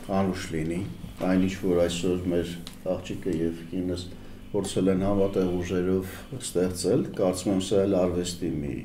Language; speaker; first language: Armenian; native; Armenian